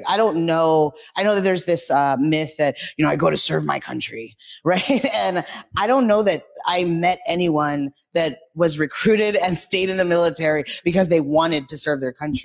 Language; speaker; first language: English; native; English